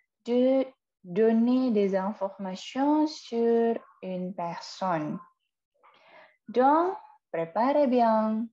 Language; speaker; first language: French; non-native, fluent; Indonesian